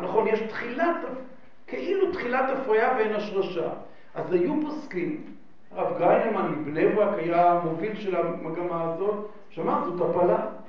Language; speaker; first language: Hebrew; native; Hebrew